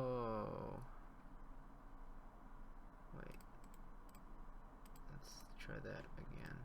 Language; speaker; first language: English; native; English